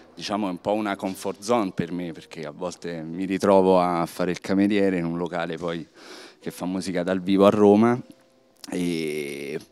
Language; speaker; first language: Italian; native; Italian